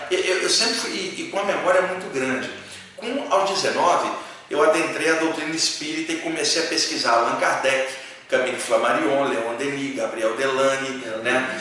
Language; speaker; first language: Portuguese; native; Portuguese